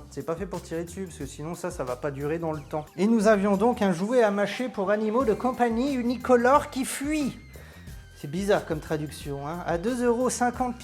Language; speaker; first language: French; native; French